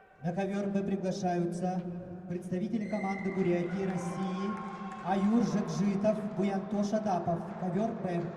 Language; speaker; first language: Russian; native; Russian